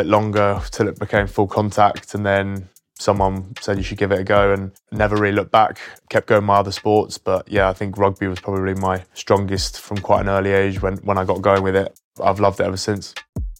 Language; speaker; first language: English; native; English